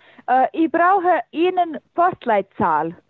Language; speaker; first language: German; non-native, learner; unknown